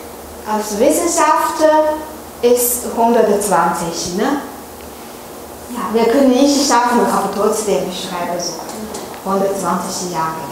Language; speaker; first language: German; non-native, learner; Chinese